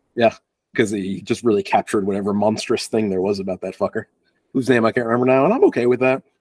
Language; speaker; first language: English; native; English